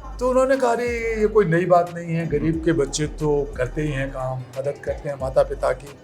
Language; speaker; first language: Hindi; native; Hindi